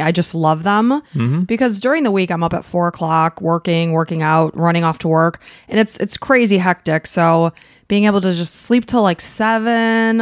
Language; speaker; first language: English; native; English